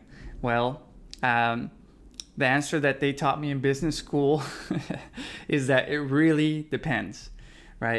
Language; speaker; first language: English; native; English